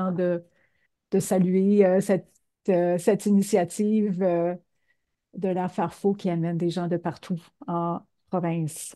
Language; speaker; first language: French; native; French